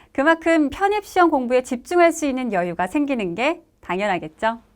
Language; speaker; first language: Korean; native; Korean